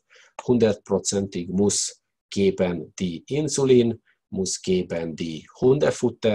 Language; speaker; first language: German; non-native, learner; Hungarian